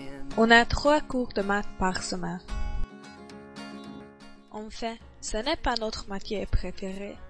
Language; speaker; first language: French; non-native, learner; Hungarian